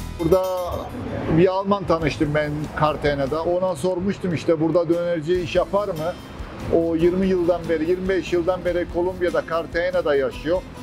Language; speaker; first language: Turkish; early bilingual, heritage; Turkish